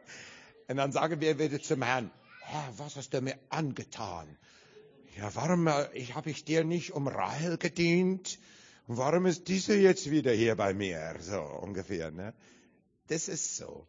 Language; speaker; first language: German; non-native, learner; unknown